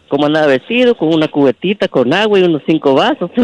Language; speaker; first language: Spanish; native; Spanish